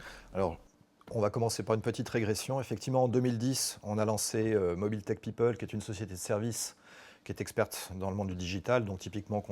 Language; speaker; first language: French; native; French